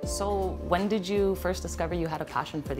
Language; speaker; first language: English; native; English